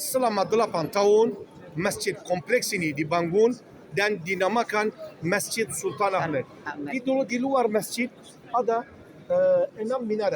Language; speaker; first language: Indonesian; non-native, learner; Turkish